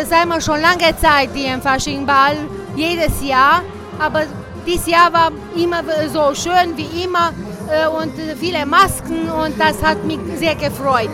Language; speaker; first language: German; non-native, local second language; Romanian